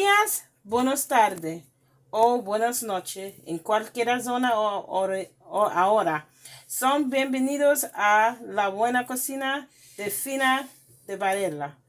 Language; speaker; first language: Spanish; non-native, learner; English